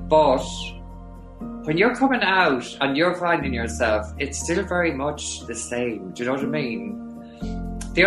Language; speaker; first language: English; native; English